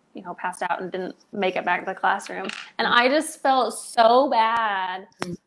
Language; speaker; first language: English; native; English